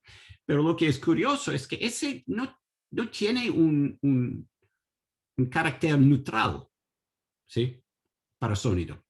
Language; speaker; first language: Spanish; non-native, learner; English